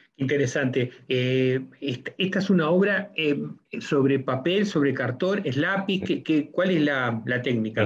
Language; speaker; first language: Spanish; native; Spanish